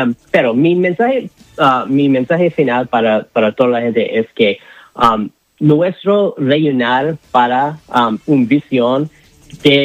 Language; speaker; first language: Spanish; non-native, learner; English